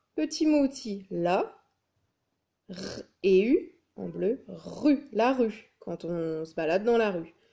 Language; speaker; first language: French; native; French